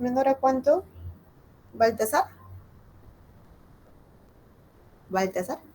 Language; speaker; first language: Spanish; native; Spanish